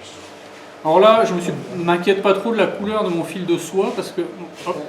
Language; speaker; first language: French; native; French